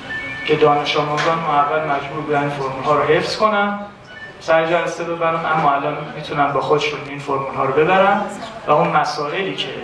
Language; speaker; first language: Persian; native; Persian